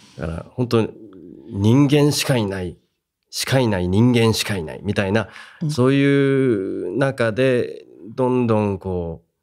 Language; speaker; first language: Japanese; native; Japanese